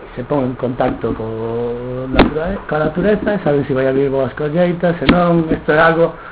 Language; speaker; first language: Spanish; non-native, local second language; Galician